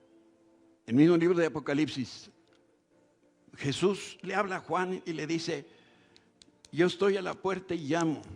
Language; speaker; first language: Spanish; native; Spanish